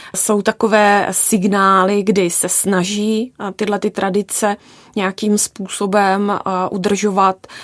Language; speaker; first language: Czech; native; Czech